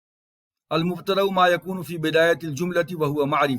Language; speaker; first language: Arabic; non-native, fluent; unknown